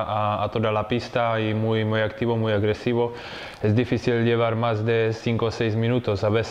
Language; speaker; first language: Spanish; non-native, fluent; Czech